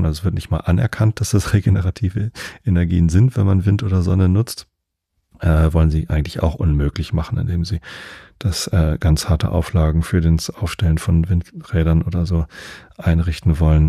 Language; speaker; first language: German; native; German